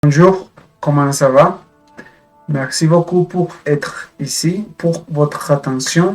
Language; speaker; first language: French; non-native, fluent; Spanish